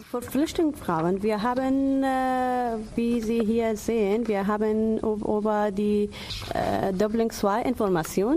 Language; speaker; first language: German; non-native, learner; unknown